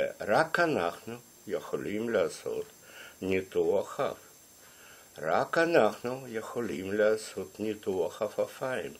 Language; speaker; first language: Hebrew; non-native, fluent; Russian